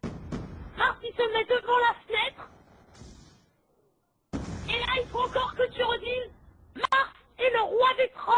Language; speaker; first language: French; native; French